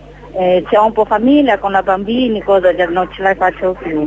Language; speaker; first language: Italian; non-native, learner; Chinese